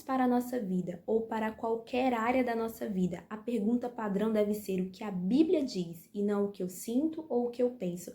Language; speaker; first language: Portuguese; native; Portuguese